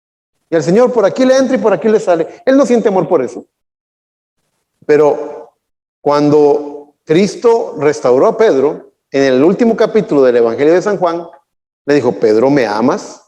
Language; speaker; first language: Spanish; native; Spanish